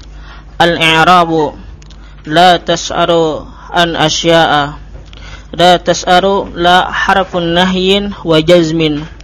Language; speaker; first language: Arabic; non-native, learner; Indonesian